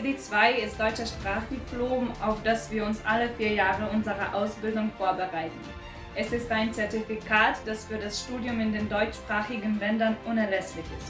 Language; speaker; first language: German; non-native, fluent; Slovenian